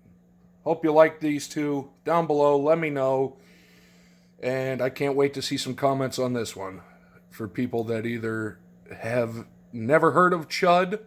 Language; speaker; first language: English; native; English